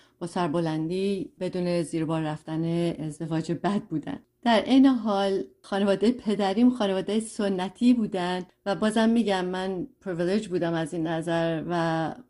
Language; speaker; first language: Persian; early bilingual, heritage; Persian